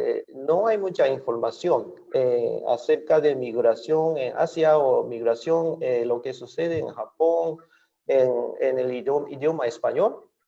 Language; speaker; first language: Spanish; non-native, fluent; Japanese